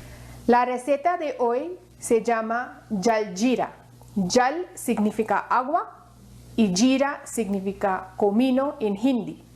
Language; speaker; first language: Spanish; non-native, fluent; Hindi